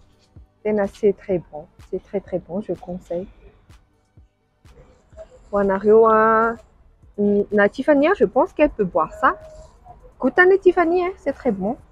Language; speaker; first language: French; non-native, local second language; Malagasy